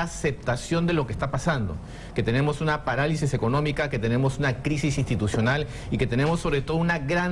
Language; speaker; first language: Spanish; native; Spanish